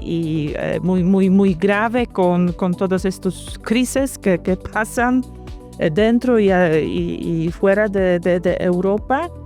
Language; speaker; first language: Spanish; non-native, fluent; Polish